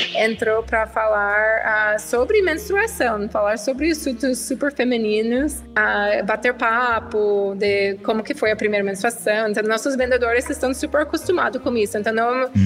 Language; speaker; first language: Portuguese; non-native, fluent; English